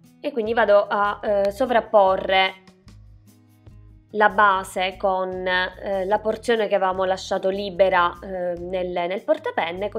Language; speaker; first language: Italian; native; Italian